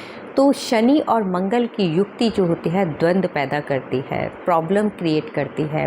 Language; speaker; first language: Hindi; native; Hindi